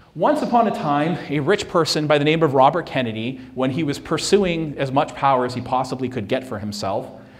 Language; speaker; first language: English; native; English